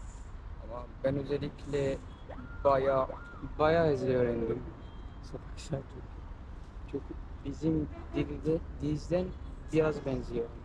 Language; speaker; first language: Turkish; non-native, learner; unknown